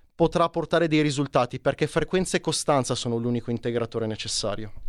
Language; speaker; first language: Italian; native; Italian